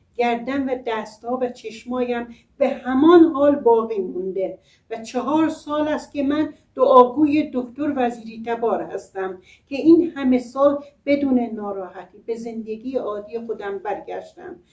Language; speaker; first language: Persian; non-native, local second language; Azerbaijani